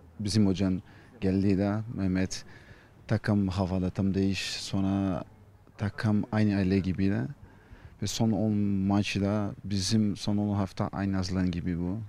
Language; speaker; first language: Turkish; non-native, learner; Portuguese